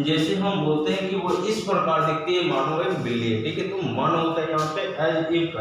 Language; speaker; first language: Hindi; native; Hindi